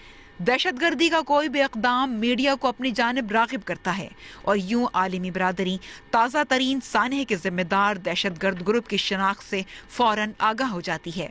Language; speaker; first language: Urdu; native; Urdu